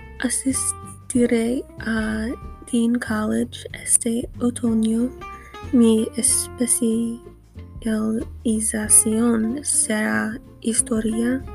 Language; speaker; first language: Spanish; non-native, learner; English